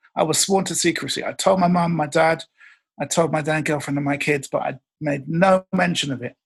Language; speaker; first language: English; native; English